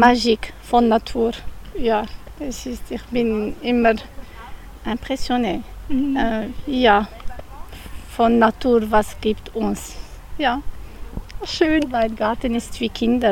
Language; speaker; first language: German; non-native, learner; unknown